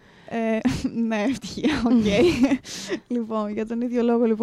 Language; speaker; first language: Greek; native; Greek